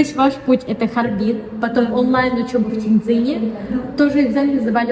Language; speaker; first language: Russian; native; Russian